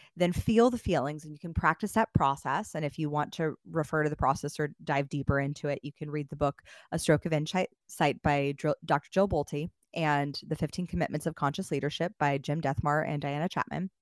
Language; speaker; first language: English; native; English